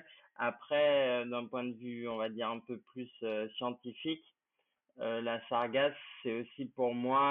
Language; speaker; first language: French; native; French